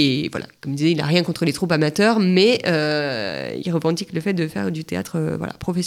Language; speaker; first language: French; native; French